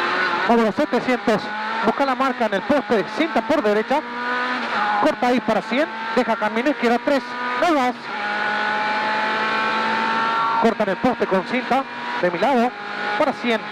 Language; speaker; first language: Spanish; native; Spanish